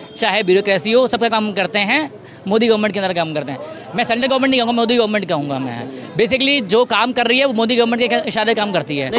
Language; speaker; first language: Hindi; native; Hindi